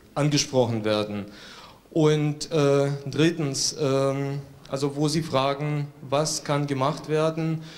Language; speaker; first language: German; non-native, fluent; Russian